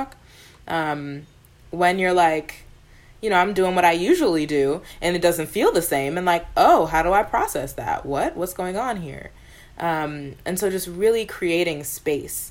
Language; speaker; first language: English; native; English